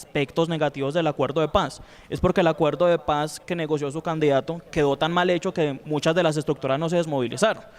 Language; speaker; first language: Spanish; native; Spanish